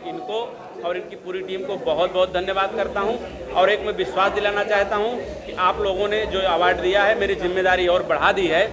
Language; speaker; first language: Hindi; native; Hindi